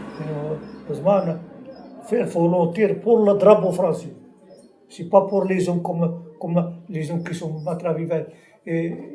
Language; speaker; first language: French; non-native, learner; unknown